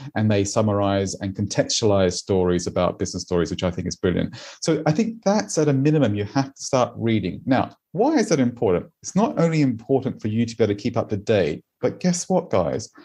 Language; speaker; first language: English; native; English